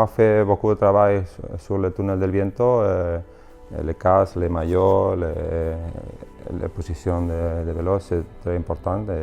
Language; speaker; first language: French; non-native, learner; Spanish